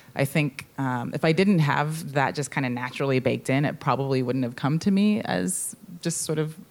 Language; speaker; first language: English; native; English